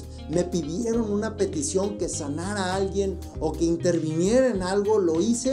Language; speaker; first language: Spanish; native; Spanish